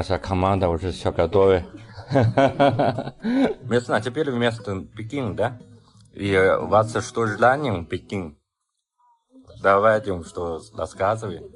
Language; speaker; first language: Russian; non-native, learner; Chinese